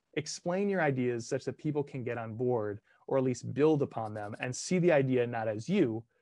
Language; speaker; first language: English; early bilingual, other home language; Italian